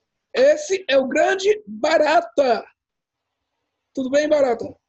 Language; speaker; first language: Portuguese; early bilingual, heritage; Portuguese